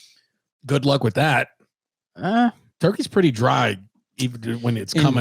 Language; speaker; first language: English; native; English